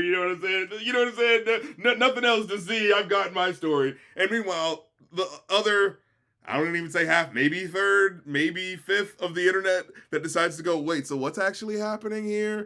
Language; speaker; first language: English; native; English